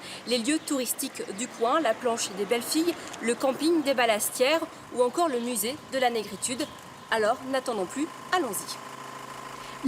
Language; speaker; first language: French; native; French